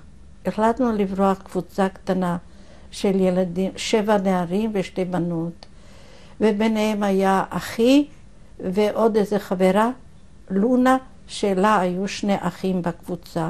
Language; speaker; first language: Hebrew; non-native, fluent; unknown